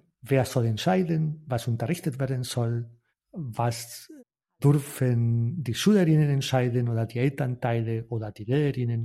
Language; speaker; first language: German; non-native, fluent; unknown